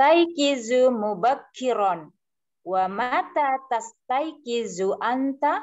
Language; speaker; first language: Arabic; non-native, learner; Indonesian